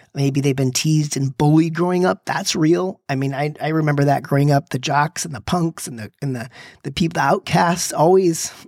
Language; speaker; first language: English; native; English